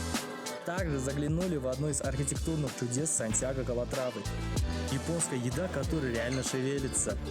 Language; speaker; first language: Russian; native; Russian